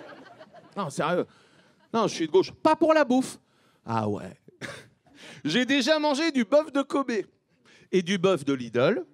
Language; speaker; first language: French; native; French